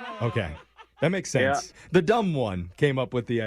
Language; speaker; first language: English; native; English